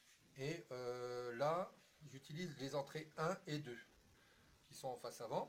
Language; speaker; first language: French; native; French